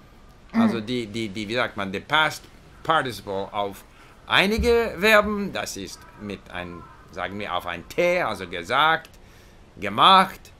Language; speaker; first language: German; non-native, learner; English